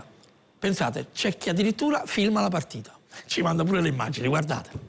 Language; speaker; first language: Italian; native; Italian